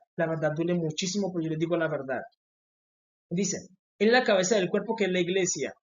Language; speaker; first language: Spanish; native; Spanish